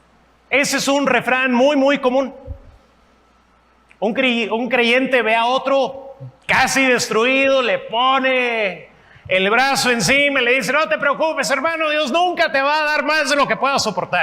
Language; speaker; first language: Spanish; non-native, fluent; English